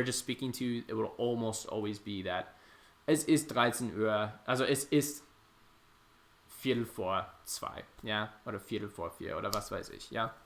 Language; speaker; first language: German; non-native, fluent; English